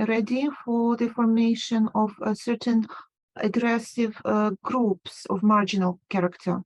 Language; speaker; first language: English; non-native, fluent; Ukrainian